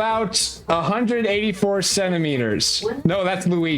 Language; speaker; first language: English; native; English